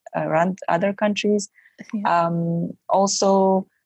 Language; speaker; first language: English; non-native, fluent; Romanian